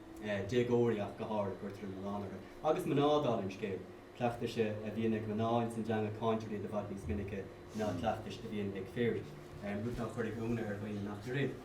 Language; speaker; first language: Irish; native; Irish